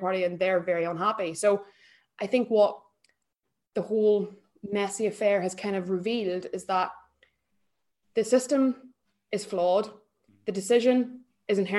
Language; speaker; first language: English; native; English